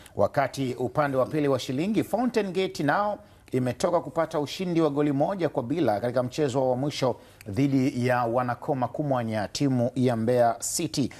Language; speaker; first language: Swahili; native; Swahili